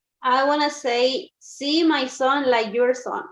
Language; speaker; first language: English; non-native, learner; Spanish